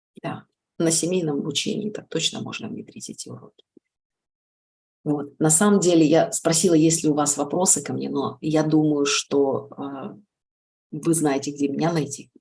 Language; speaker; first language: Russian; native; Russian